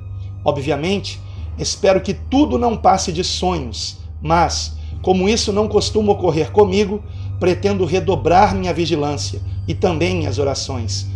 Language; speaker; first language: Portuguese; native; Portuguese